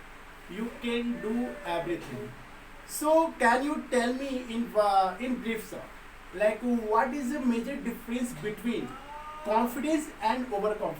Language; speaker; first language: English; non-native, local second language; Hindi